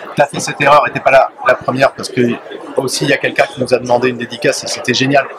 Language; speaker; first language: French; native; French